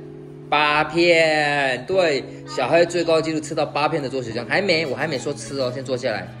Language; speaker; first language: Chinese; native; Chinese